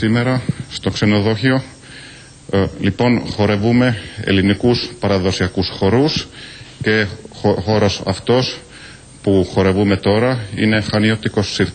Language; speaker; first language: Greek; non-native, fluent; Finnish